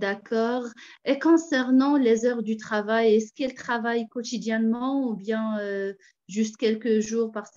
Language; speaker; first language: French; non-native, fluent; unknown